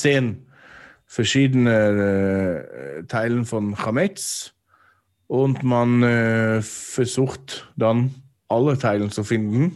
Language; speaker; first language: German; non-native, fluent; English